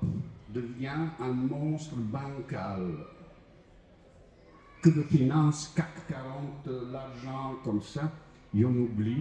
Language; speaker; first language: French; non-native, fluent; Croatian